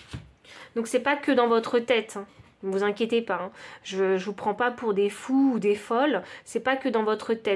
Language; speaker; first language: French; native; French